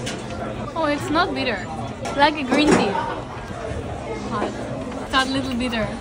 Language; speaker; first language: English; non-native, local second language; Assamese